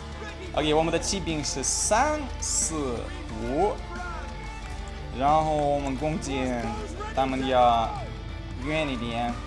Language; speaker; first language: Chinese; non-native, learner; Russian